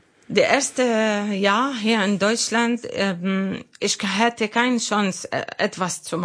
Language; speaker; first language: German; non-native, learner; Arabic